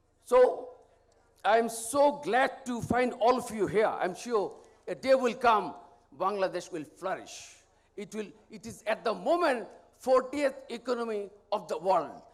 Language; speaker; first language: English; non-native, local second language; Bangla